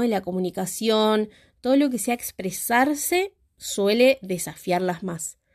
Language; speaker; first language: Spanish; native; Spanish